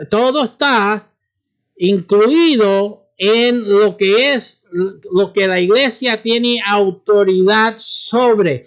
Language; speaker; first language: Spanish; early bilingual, heritage; Spanish